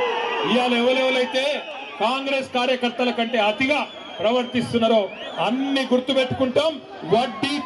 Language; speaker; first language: Telugu; native; Telugu